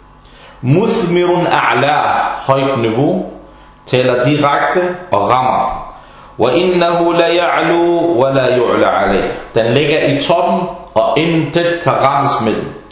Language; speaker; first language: Danish; early bilingual, other home language; Arabic